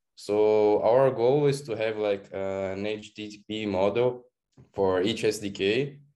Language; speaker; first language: English; non-native, fluent; Portuguese